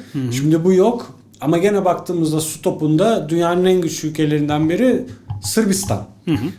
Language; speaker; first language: Turkish; early bilingual, other home language; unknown